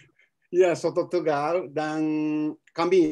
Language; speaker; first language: Indonesian; non-native, fluent; Japanese